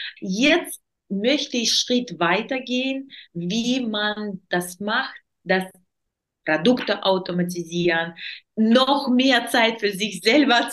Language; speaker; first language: German; non-native, learner; Russian